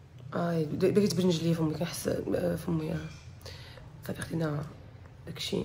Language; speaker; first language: Arabic; native; Arabic